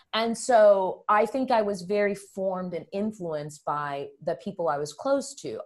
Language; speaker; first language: English; early bilingual, other home language; Spanish